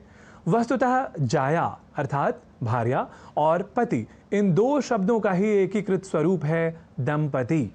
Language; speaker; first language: Hindi; native; Hindi